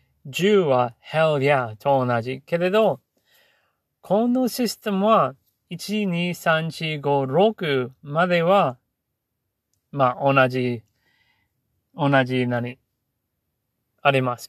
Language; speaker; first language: Japanese; non-native, learner; English